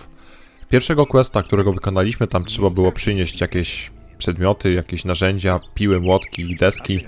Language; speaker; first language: Polish; native; Polish